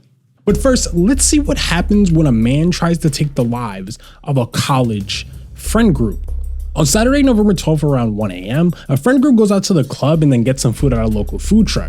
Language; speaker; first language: English; native; English